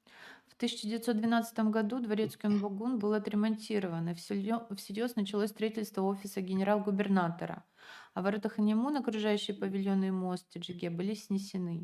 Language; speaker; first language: Russian; native; Russian